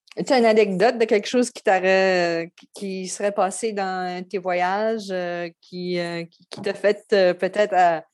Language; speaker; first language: French; native; French